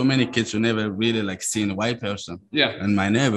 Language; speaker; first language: English; non-native, fluent; Mossi